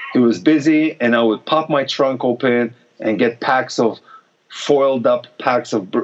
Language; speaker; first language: English; non-native, fluent; Hebrew